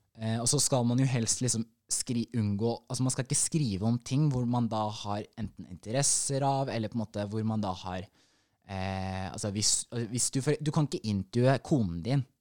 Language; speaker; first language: Norwegian; early bilingual, other home language; Somali